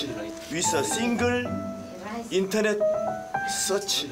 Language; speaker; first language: English; non-native, learner; Korean